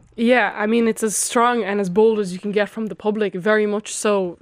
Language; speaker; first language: English; non-native, fluent; Lithuanian